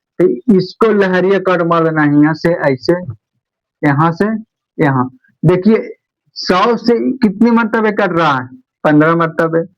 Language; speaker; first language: Hindi; native; Hindi